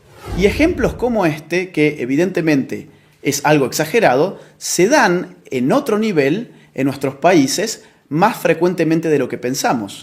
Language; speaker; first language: Spanish; native; Spanish